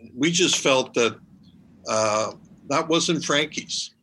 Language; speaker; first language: English; native; English